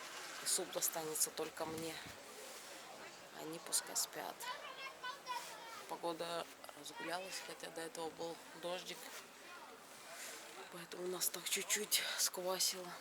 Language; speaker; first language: Russian; native; Russian